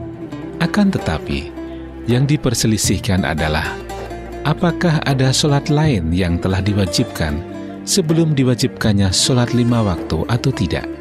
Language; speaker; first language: Indonesian; native; Indonesian